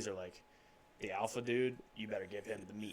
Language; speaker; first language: English; native; English